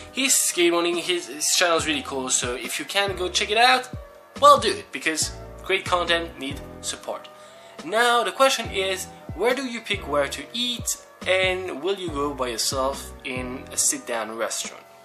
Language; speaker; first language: English; non-native, fluent; French